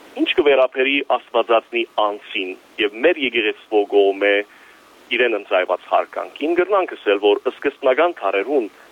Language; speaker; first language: Armenian; early bilingual, heritage; Armenian